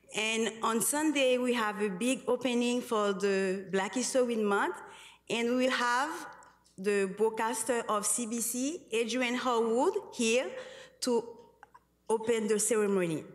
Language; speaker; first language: English; non-native, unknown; Haitian Creole